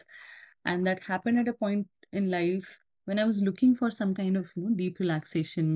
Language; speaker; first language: English; non-native, local second language; Hindi